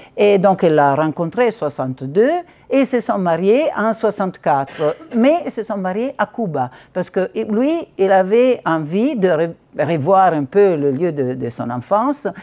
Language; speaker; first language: French; non-native, fluent; Italian